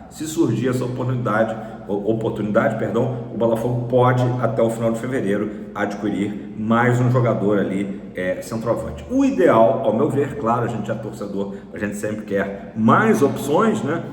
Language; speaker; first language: Portuguese; native; Portuguese